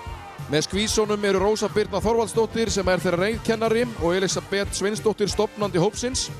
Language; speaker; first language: Icelandic; native; Icelandic